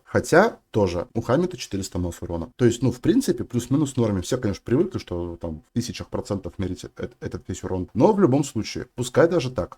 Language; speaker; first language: Russian; native; Russian